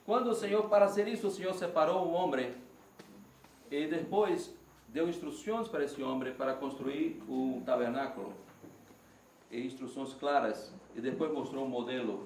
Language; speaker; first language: Spanish; non-native, learner; Portuguese